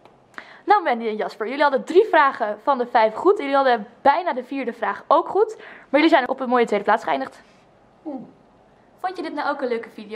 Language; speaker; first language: Dutch; native; Dutch